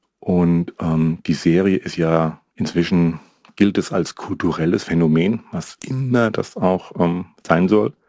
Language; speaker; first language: German; native; German